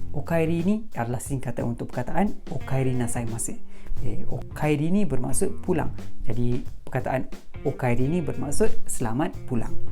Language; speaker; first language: Malay; native; Malay